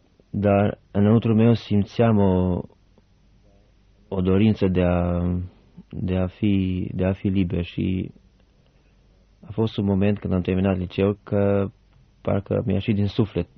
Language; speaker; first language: Romanian; non-native, fluent; Albanian